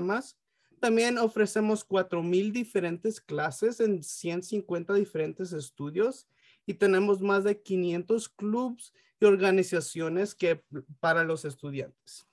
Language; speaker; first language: Spanish; early bilingual, heritage; Spanish